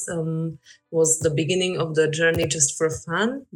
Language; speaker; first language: English; non-native, fluent; Slovak